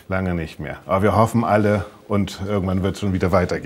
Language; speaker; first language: German; native; German